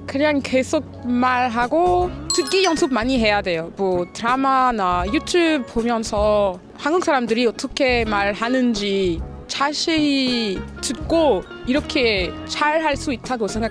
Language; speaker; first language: Korean; non-native, fluent; French